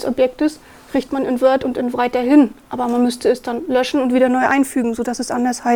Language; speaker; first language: German; native; German